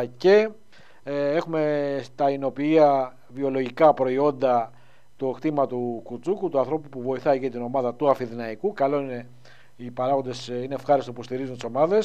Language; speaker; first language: Greek; native; Greek